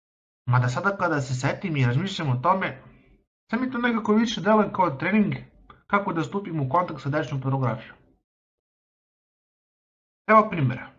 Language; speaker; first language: Bosnian; native; Bosnian